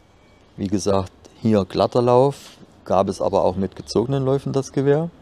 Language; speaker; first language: German; native; German